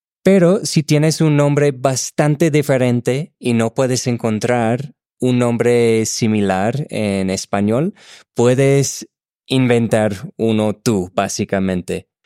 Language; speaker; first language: Spanish; non-native, fluent; English